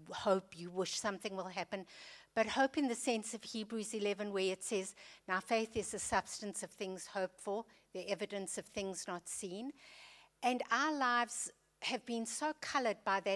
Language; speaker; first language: English; native; English